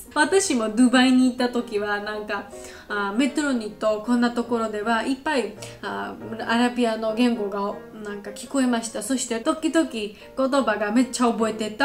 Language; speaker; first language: Japanese; non-native, learner; Georgian